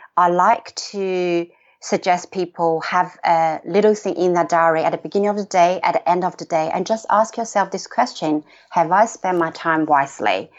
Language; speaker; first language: English; non-native, fluent; Chinese